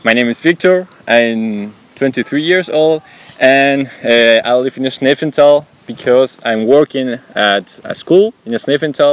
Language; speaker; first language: English; non-native, learner; Spanish